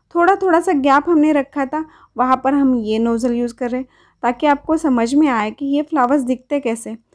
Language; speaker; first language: Hindi; non-native, local second language; Marathi